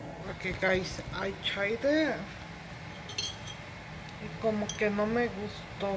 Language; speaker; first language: Spanish; early bilingual, heritage; Spanish